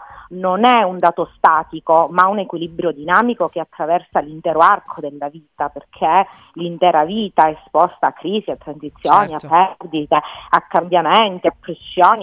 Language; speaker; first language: Italian; native; Italian